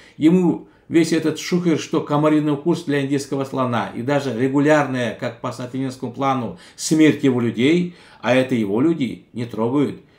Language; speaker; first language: Russian; non-native, local second language; Kazakh